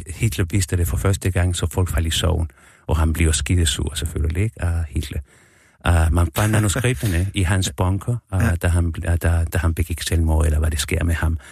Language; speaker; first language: Danish; non-native, fluent; Spanish